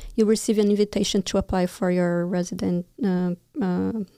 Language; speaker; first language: English; non-native, fluent; Portuguese